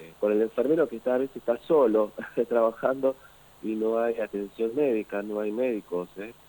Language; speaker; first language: Spanish; native; Spanish